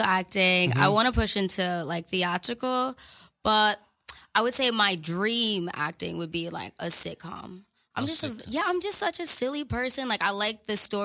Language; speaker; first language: English; native; English